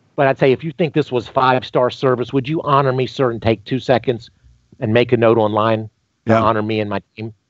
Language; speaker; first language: English; native; English